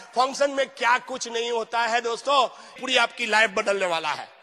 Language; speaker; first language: Hindi; non-native, local second language; Gujarati